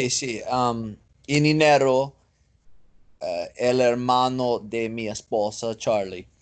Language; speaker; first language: Spanish; non-native, learner; English